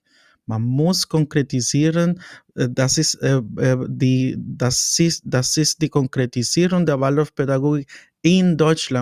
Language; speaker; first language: German; non-native, fluent; Spanish